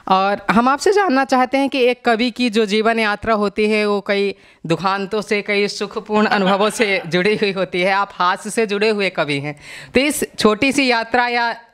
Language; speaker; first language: Hindi; native; Hindi